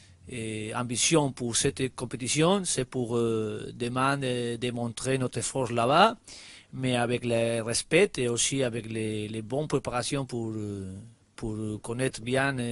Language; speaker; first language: French; non-native, learner; Spanish